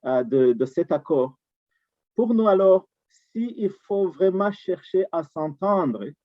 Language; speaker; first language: French; non-native, local second language; Rundi